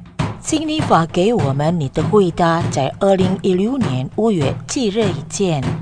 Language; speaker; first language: Chinese; non-native, fluent; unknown